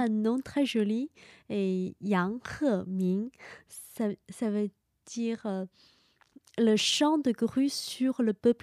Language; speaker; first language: French; non-native, fluent; Chinese